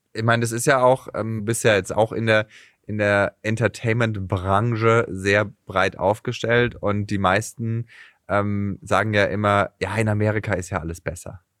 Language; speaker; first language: German; native; German